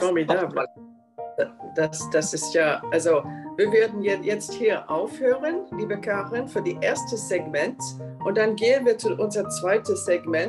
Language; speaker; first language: German; non-native, fluent; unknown